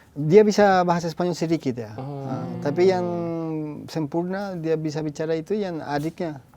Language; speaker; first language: Indonesian; non-native, fluent; Spanish